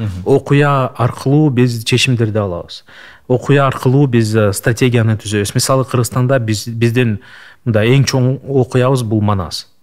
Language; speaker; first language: Kyrgyz; non-native, local second language; Russian